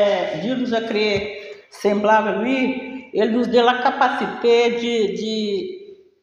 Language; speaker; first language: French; non-native, learner; Portuguese